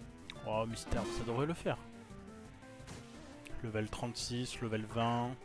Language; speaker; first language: French; native; French